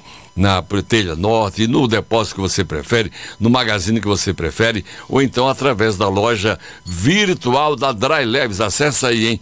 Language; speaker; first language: Portuguese; native; Portuguese